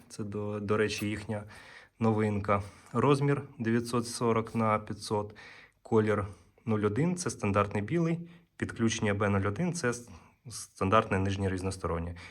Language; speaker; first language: Ukrainian; native; Ukrainian